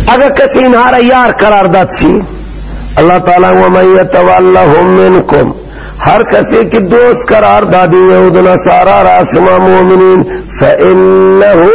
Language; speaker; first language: Persian; native; Persian